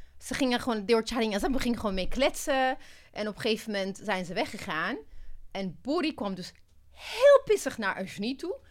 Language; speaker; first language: Dutch; non-native, fluent; Amharic